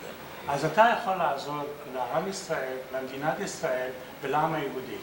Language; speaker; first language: Hebrew; early bilingual, other home language; Arabic